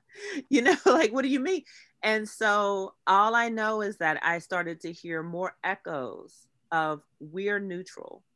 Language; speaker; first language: English; native; English